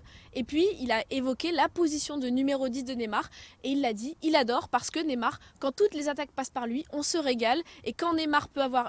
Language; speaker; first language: French; native; French